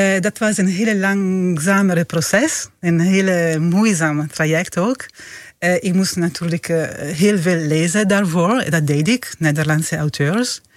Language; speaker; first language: Dutch; non-native, fluent; Italian